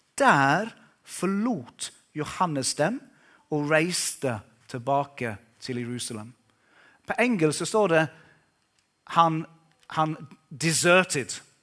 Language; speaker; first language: Norwegian; non-native, fluent; English